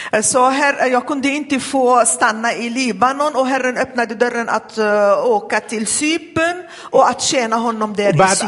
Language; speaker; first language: Swedish; non-native, fluent; Arabic